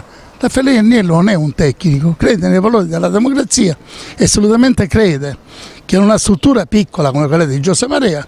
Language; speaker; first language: Italian; native; Italian